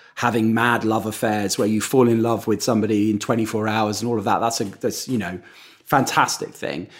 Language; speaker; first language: English; native; English